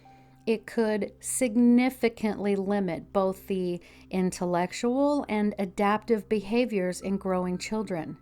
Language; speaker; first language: English; native; English